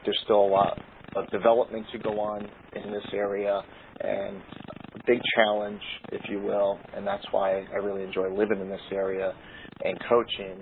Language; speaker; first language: English; native; English